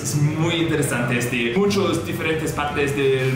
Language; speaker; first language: Spanish; non-native, learner; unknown